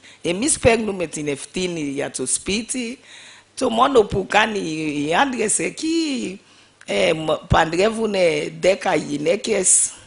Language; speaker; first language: Greek; non-native, fluent; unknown